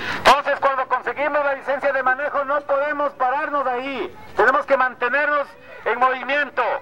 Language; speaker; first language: Spanish; non-native, fluent; English